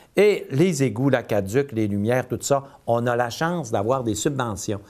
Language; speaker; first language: French; native; French